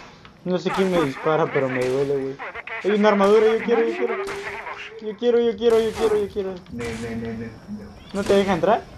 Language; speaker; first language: Spanish; native; Spanish